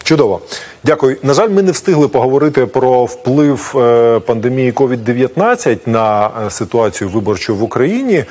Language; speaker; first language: Ukrainian; native; Ukrainian